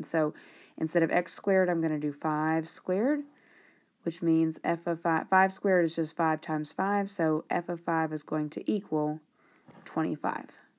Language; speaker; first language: English; native; English